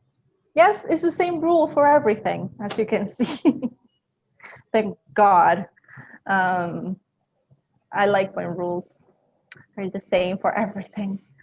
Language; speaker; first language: English; non-native, fluent; Spanish